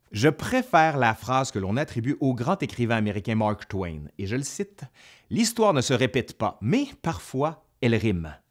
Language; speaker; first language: French; native; French